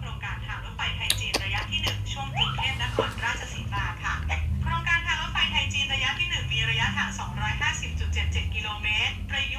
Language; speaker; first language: Thai; native; Thai